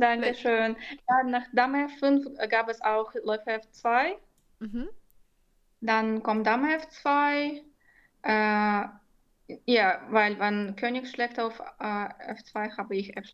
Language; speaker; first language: German; non-native, fluent; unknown